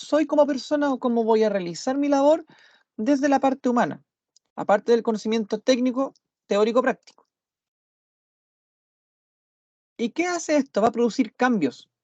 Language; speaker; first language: Spanish; native; Spanish